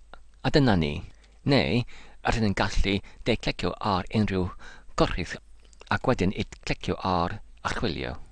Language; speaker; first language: Welsh; non-native, learner; English